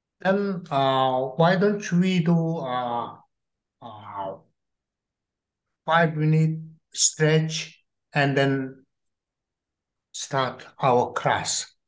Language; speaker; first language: English; non-native, learner; Korean